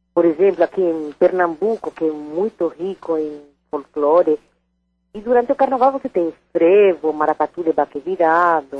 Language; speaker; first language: Portuguese; non-native, fluent; Spanish